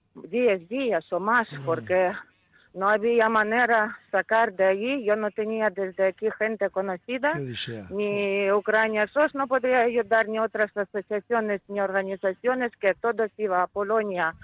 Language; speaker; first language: Spanish; non-native, fluent; Ukrainian